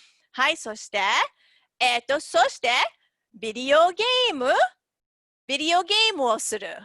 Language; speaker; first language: Japanese; non-native, fluent; English